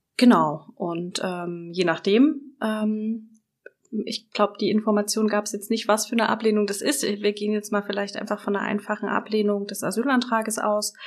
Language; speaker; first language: German; native; German